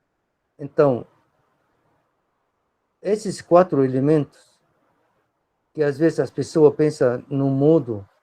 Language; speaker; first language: Portuguese; non-native, fluent; Arabic